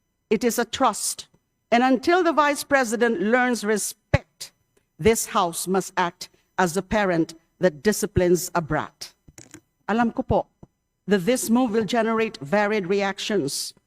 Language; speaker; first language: English; non-native, local second language; Filipino